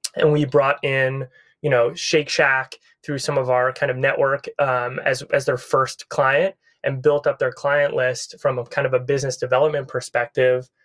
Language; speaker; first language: English; native; English